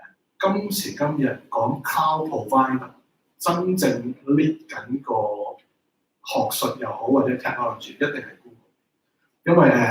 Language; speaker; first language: Chinese; native; Chinese